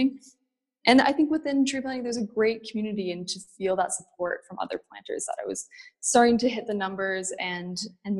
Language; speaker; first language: English; native; English